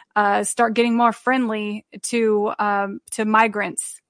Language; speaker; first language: English; native; English